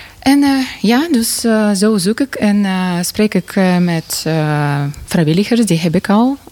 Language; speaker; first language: Dutch; non-native, fluent; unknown